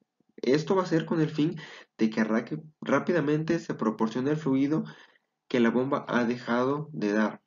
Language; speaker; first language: Spanish; native; Spanish